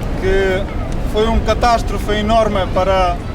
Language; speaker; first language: Portuguese; non-native, fluent; Ukrainian